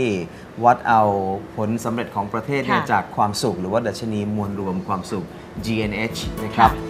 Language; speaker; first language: Thai; native; Thai